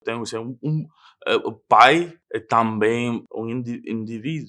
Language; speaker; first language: Portuguese; non-native, learner; Spanish